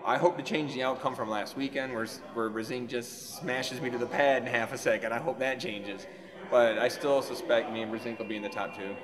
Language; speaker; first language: English; native; English